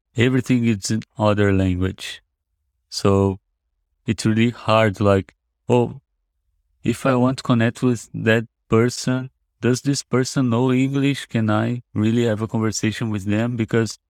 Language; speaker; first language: English; non-native, fluent; Portuguese